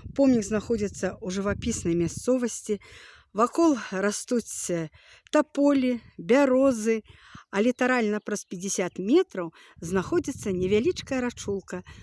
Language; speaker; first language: Belarusian; native; Belarusian